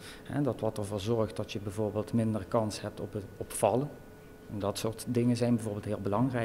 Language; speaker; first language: Dutch; native; Dutch